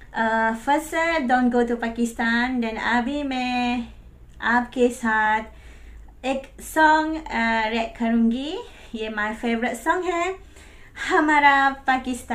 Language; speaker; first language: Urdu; non-native, learner; Malay